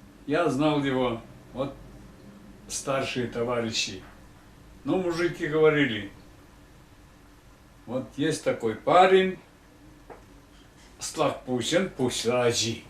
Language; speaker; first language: Russian; non-native, local second language; Tatar